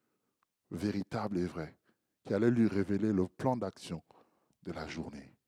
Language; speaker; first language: French; native; French